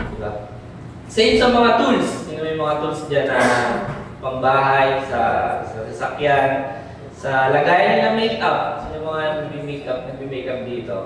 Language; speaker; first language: Filipino; native; Filipino